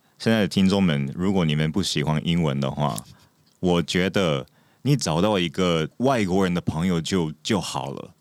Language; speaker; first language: Chinese; non-native, fluent; Japanese